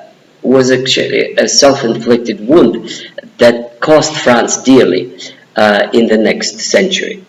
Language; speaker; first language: English; non-native, fluent; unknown